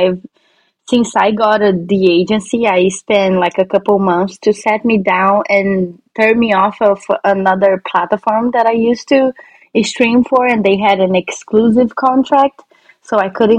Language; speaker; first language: English; non-native, fluent; Portuguese